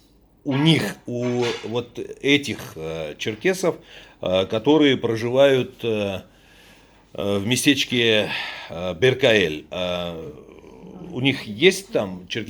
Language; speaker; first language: Russian; native; Russian